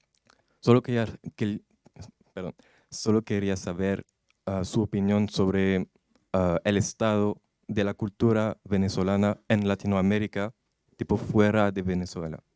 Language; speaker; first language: Spanish; non-native, learner; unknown